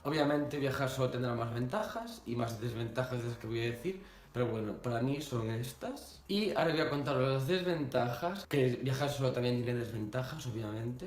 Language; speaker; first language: Spanish; native; Spanish